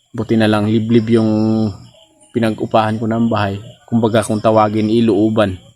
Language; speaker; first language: Filipino; non-native, local second language; Cebuano